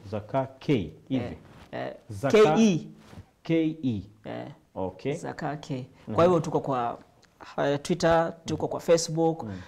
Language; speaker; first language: Swahili; native; Swahili